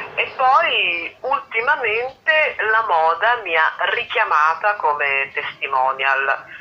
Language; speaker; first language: Italian; native; Italian